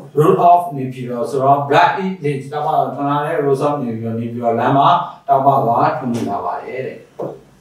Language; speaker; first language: English; non-native, fluent; Burmese